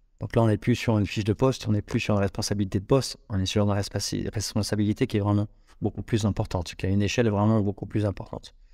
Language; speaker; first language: French; native; French